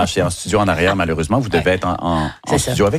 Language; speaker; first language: French; native; French